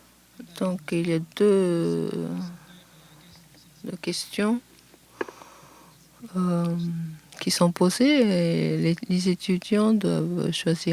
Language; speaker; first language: French; non-native, fluent; Japanese